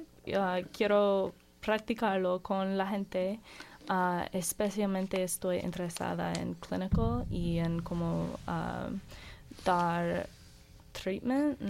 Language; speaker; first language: Spanish; non-native, learner; English